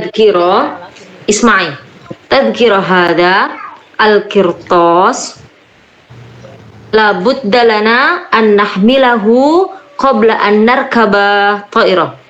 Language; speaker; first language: Arabic; non-native, fluent; Indonesian